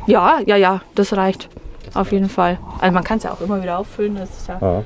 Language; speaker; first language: German; native; German